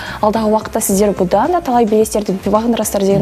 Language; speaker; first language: Kazakh; native; Kazakh